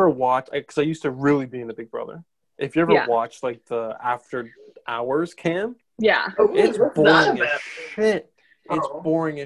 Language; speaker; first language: English; native; English